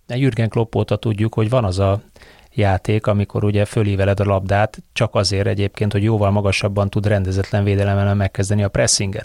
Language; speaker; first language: Hungarian; native; Hungarian